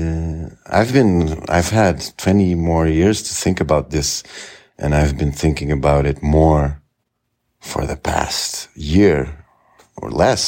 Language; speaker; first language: English; non-native, fluent; Portuguese